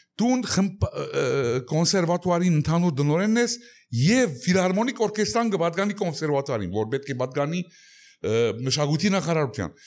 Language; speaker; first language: Armenian; early bilingual, heritage; Armenian